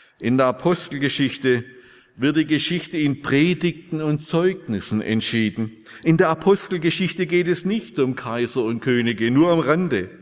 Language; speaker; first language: German; native; German